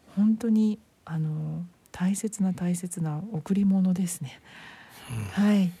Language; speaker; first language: Japanese; native; Japanese